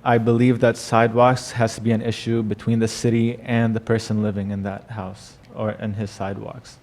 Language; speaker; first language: English; non-native, fluent; Arabic